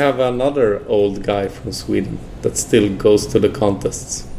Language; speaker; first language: English; non-native, fluent; Swedish